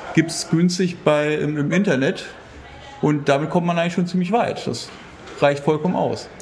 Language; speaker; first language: German; native; German